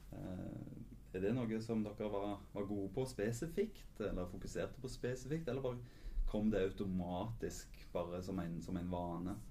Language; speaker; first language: Norwegian; native; Norwegian